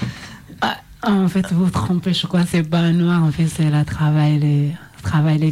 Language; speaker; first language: French; non-native, learner; Oromo